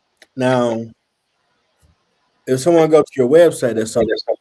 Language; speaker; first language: English; native; English